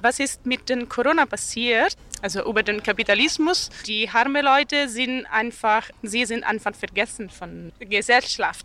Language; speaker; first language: German; non-native, learner; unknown